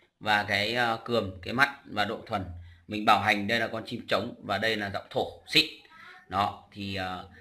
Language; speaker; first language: Vietnamese; native; Vietnamese